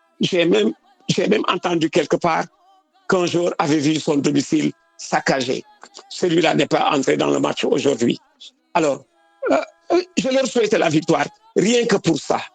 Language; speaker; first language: French; non-native, local second language; Wolof